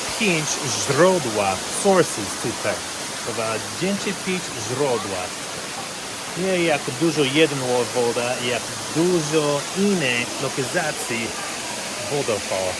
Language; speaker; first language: Polish; non-native, learner; English